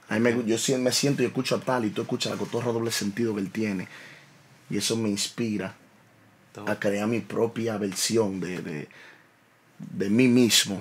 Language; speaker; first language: Spanish; early bilingual, heritage; Spanish